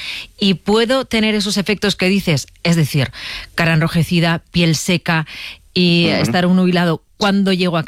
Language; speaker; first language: Spanish; native; Spanish